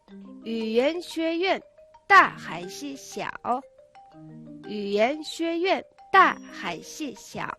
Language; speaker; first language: Chinese; non-native, fluent; Mongolian